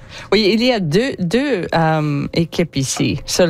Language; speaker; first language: French; non-native, learner; English